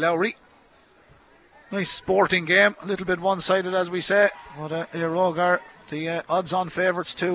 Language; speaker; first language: English; native; English